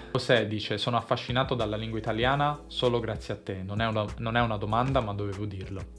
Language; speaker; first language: Italian; native; Italian